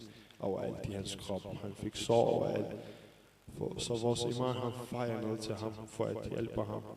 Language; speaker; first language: Danish; early bilingual, other home language; Arabic